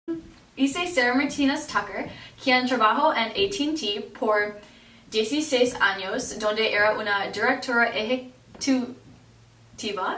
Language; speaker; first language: Spanish; non-native, learner; English